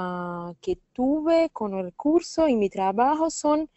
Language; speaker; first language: Spanish; non-native, learner; Portuguese